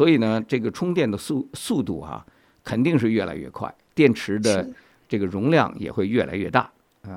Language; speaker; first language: Chinese; native; Chinese